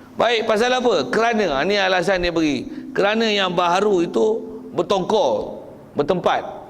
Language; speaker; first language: Malay; native; Malay